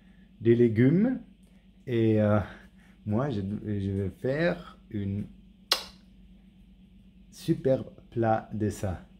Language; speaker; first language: French; non-native, learner; German